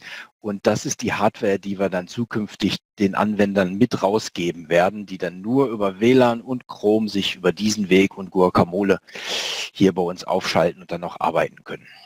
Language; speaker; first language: German; native; German